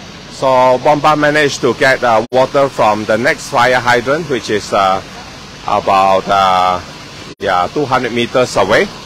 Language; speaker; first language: English; non-native, local second language; Chinese